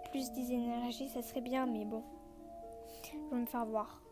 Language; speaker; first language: French; native; French